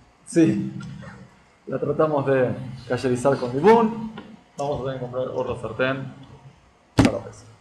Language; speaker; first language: Spanish; native; Spanish